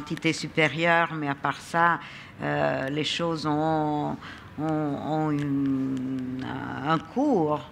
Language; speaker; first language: French; non-native, fluent; Italian